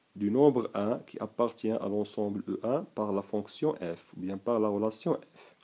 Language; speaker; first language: French; non-native, local second language; Arabic